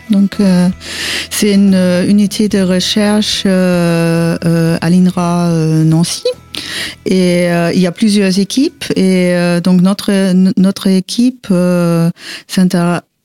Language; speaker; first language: French; non-native, fluent; German